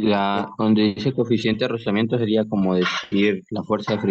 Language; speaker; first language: Spanish; native; Spanish